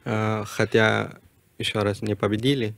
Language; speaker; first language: Russian; non-native, learner; Spanish